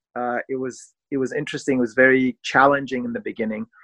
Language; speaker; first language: English; non-native, fluent; Persian